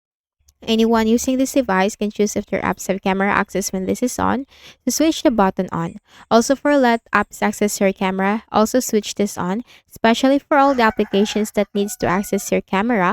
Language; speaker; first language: English; non-native, local second language; Filipino